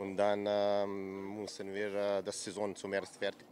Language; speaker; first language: German; non-native, learner; Slovenian